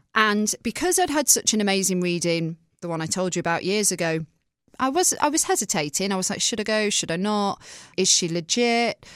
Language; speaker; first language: English; native; English